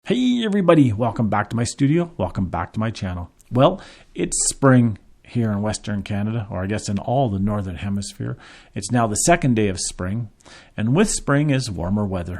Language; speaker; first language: English; native; English